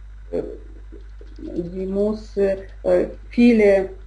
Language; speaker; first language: German; non-native, learner; Russian